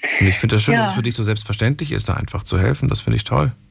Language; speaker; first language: German; native; German